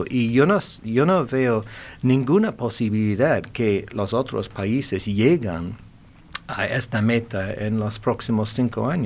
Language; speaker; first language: Spanish; non-native, fluent; English